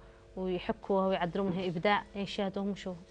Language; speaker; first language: Arabic; native; Arabic